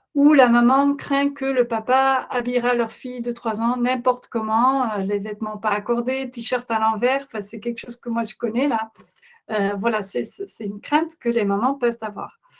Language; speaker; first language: French; non-native, fluent; Dutch